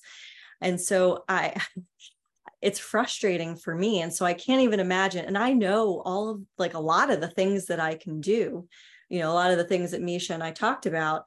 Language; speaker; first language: English; native; English